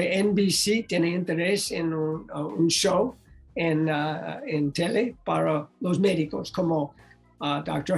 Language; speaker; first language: Spanish; non-native, learner; English